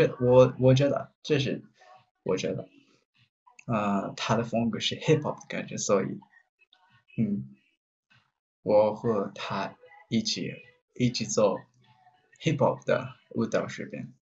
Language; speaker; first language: Chinese; non-native, learner; Japanese